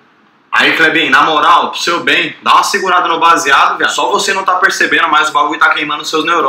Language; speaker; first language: Portuguese; native; Portuguese